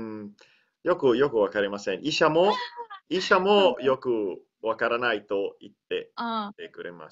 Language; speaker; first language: Japanese; non-native, learner; Italian